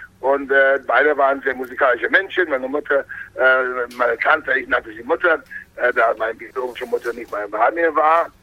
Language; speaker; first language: German; non-native, fluent; English